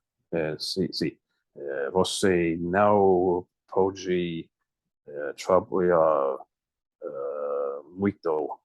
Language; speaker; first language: Portuguese; non-native, learner; English